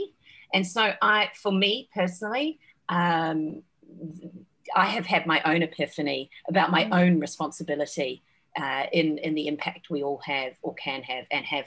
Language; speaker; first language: English; native; English